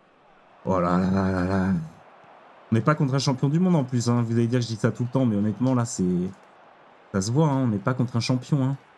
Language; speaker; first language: French; native; French